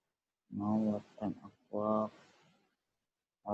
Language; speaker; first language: English; non-native, learner; Indonesian